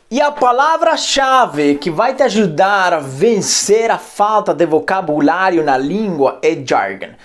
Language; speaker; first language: Portuguese; non-native, fluent; Spanish